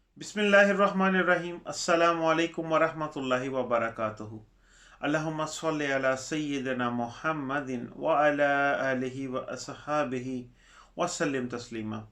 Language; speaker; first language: Urdu; non-native, local second language; Punjabi